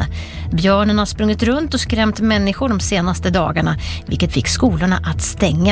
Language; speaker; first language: Swedish; native; Swedish